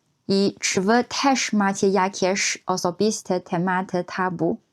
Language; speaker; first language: Polish; non-native, fluent; Chinese